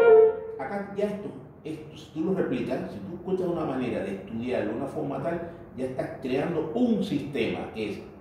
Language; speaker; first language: Spanish; native; Spanish